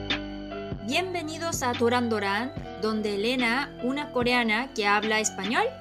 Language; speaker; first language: Spanish; non-native, fluent; Korean